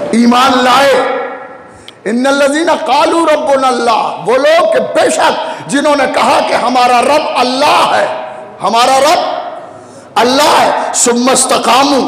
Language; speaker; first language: Urdu; native; Urdu